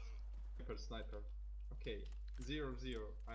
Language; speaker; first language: English; non-native, learner; Russian